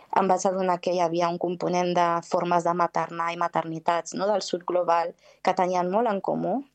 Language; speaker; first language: Catalan; early bilingual, heritage; Catalan